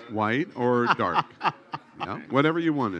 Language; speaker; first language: English; native; English